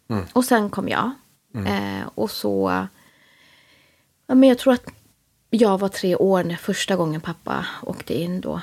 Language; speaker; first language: Swedish; early bilingual, other home language; Spanish